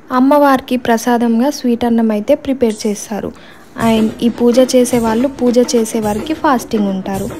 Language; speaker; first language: Telugu; non-native, local second language; Lambadi